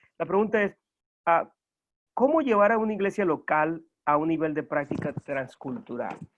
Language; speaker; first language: Spanish; native; Spanish